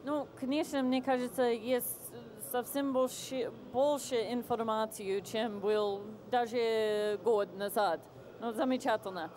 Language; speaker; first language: Russian; non-native, fluent; English